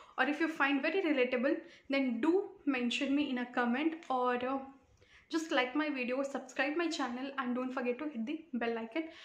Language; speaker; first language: Hindi; native; Hindi